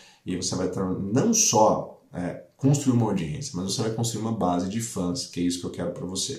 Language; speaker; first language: Portuguese; native; Portuguese